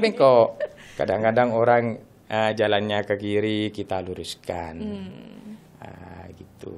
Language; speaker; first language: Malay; non-native, local second language; Madurese